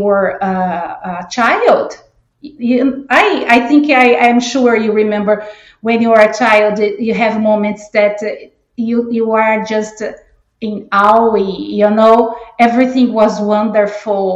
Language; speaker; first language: English; non-native, fluent; Portuguese